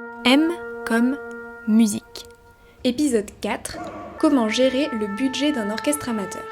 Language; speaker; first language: French; native; French